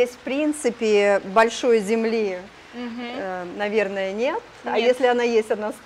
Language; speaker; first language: Russian; native; Russian